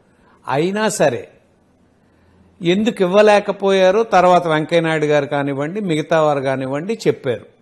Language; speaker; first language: Telugu; native; Telugu